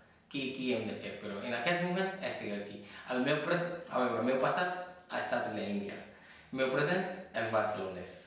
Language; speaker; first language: Catalan; non-native, fluent; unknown